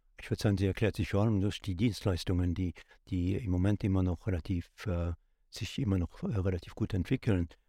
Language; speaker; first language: German; non-native, local second language; Luxembourgish